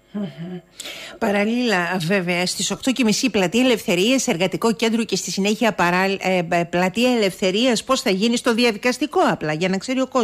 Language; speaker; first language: Greek; native; Greek